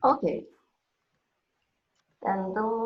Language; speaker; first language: English; non-native, fluent; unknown